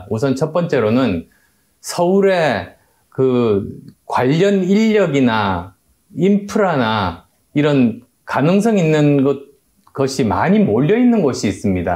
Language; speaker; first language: Korean; native; Korean